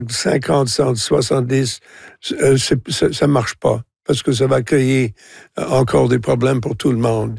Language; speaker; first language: French; non-native, local second language; English